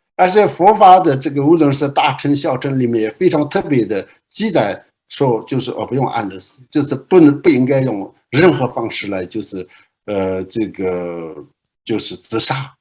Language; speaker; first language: Chinese; non-native, local second language; Tibetan